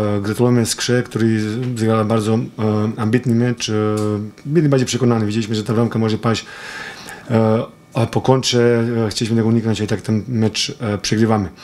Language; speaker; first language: Polish; non-native, fluent; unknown